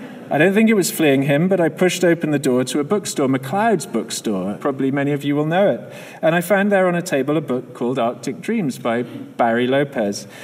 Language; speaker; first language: English; native; English